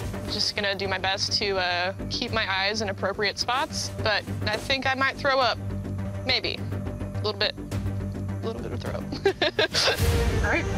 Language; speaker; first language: English; native; English